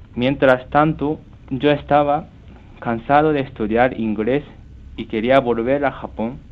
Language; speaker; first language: Spanish; non-native, fluent; Japanese